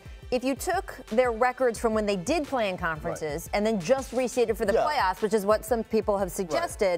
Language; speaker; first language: English; native; English